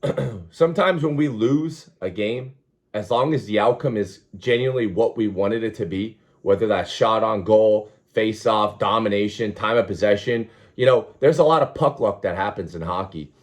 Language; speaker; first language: English; native; English